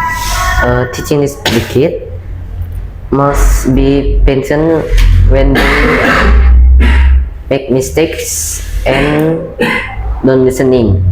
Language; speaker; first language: English; non-native, learner; Indonesian